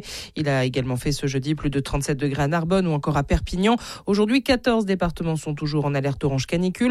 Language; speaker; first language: French; native; French